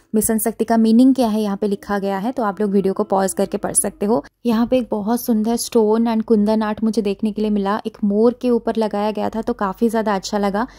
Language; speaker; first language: Hindi; non-native, local second language; Odia